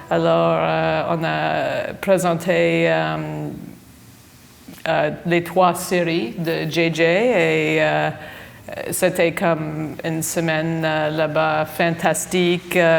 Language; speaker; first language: French; non-native, fluent; English